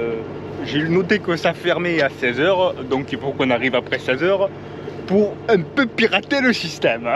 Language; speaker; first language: French; native; French